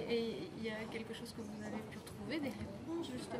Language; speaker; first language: French; native; French